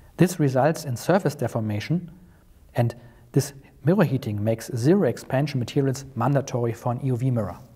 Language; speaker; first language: English; non-native, fluent; German